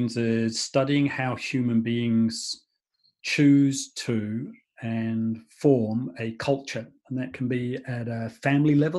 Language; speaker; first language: English; native; English